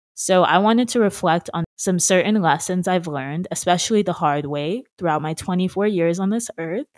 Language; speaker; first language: English; native; English